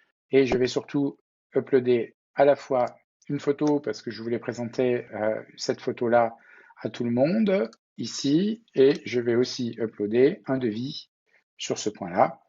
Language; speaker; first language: French; native; French